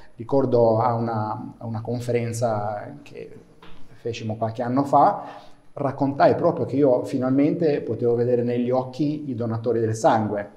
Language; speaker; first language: Italian; native; Italian